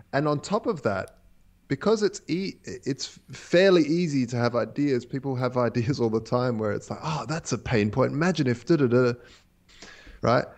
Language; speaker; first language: English; native; English